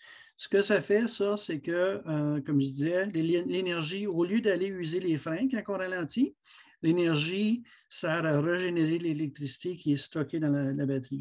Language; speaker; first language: French; native; French